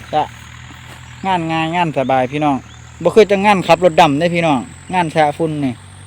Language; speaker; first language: Thai; native; Thai